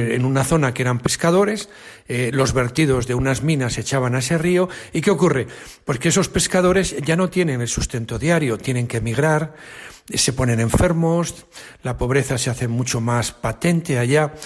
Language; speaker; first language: Spanish; native; Spanish